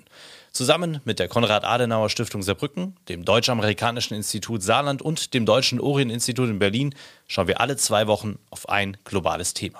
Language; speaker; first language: German; native; German